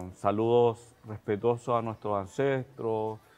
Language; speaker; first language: Spanish; native; Spanish